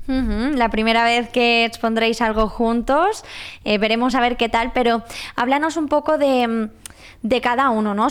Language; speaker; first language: Spanish; non-native, local second language; Catalan